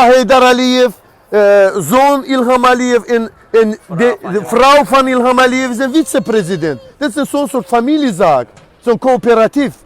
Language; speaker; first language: Dutch; non-native, learner; Azerbaijani